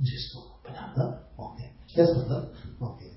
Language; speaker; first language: Russian; non-native, learner; Tibetan